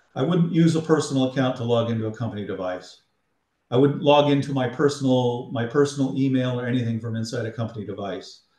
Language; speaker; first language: English; native; English